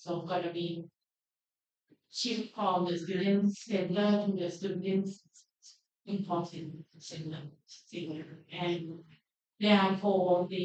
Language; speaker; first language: English; non-native, learner; Thai